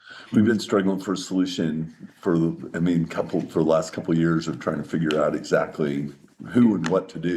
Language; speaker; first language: English; native; English